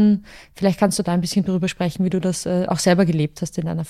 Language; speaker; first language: German; native; German